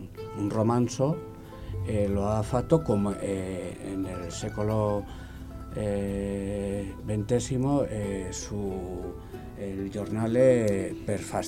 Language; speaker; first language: Italian; non-native, learner; Spanish